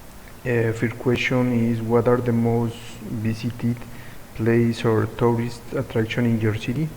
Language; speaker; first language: English; non-native, learner; Spanish